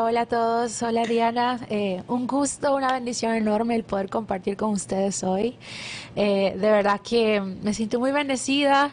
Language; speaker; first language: Spanish; native; Spanish